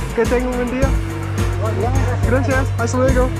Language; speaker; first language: Spanish; non-native, learner; Dutch